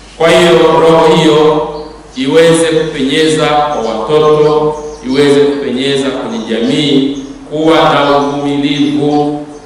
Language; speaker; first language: Swahili; native; Swahili